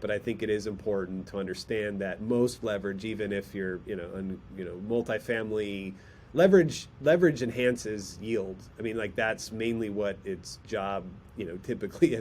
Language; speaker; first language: English; native; English